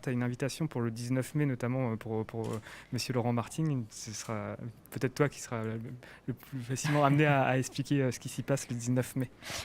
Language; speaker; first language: French; native; French